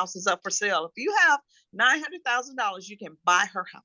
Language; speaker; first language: English; native; English